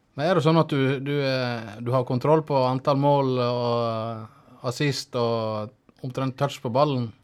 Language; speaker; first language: Norwegian; native; Norwegian